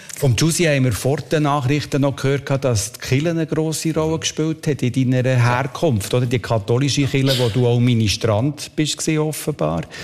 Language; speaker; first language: German; native; German